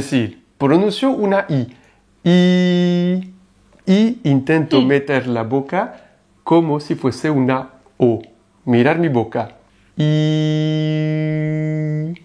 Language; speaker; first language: Spanish; non-native, fluent; French